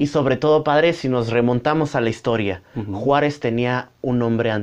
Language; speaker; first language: Spanish; native; Spanish